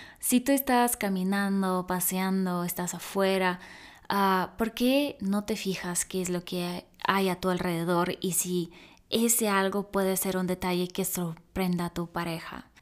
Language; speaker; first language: Spanish; early bilingual, other home language; Russian